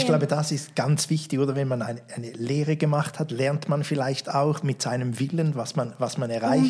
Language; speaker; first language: German; native; German